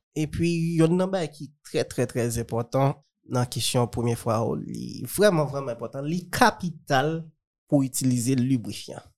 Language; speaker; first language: French; non-native, local second language; Haitian Creole